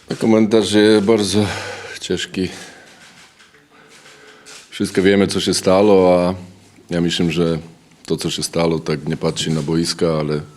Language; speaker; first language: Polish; non-native, learner; Slovak